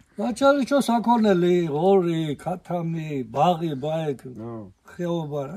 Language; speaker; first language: Georgian; non-native, local second language; Armenian